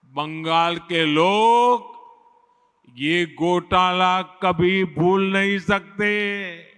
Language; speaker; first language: Hindi; non-native, local second language; Gujarati